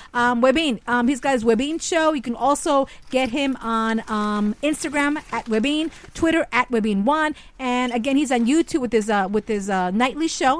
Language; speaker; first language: English; early bilingual, other home language; Spanish